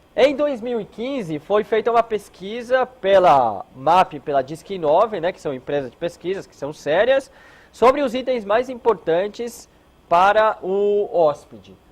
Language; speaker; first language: Portuguese; early bilingual, heritage; Hebrew